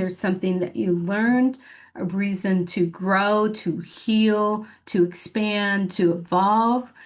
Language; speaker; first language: English; native; English